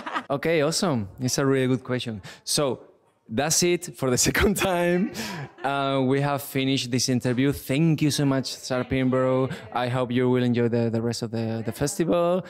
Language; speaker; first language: English; non-native, learner; Spanish